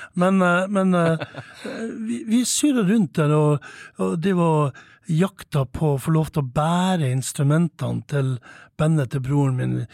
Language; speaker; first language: Norwegian; native; Norwegian